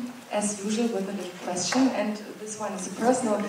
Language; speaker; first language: English; non-native, fluent; German